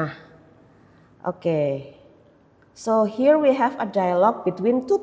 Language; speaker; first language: English; non-native, fluent; Indonesian